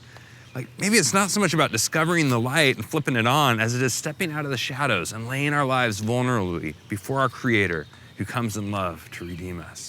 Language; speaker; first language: English; native; English